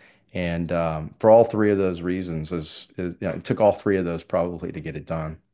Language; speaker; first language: English; native; English